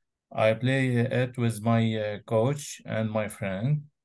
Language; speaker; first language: English; non-native, learner; Arabic